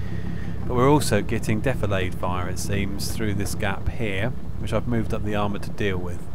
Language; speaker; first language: English; native; English